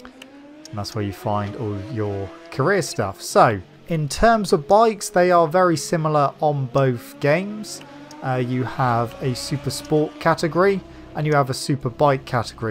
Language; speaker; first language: English; native; English